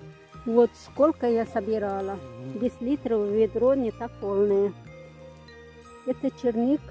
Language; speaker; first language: Russian; non-native, fluent; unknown